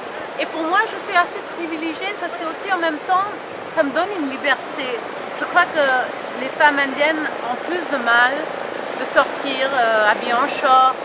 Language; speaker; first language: French; early bilingual, heritage; French